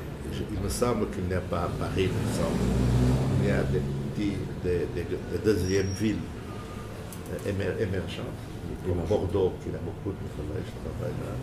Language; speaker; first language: French; non-native, fluent; Portuguese